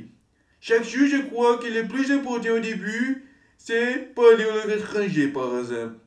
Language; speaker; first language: French; non-native, learner; Portuguese